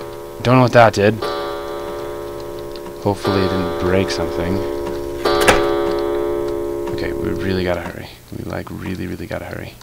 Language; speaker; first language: English; native; English